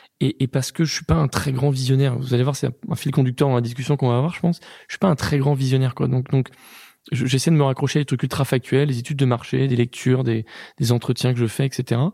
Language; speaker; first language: French; native; French